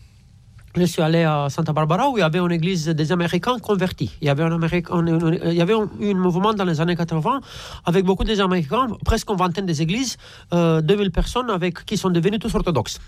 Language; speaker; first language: French; non-native, fluent; Romanian